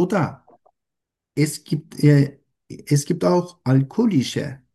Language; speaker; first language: German; non-native, learner; Turkish